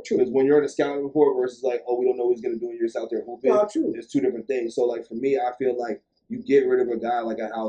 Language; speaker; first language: English; native; English